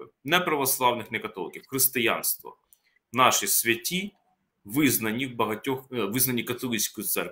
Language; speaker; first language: Ukrainian; native; Ukrainian